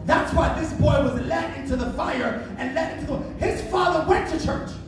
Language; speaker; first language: English; early bilingual, other home language; Spanish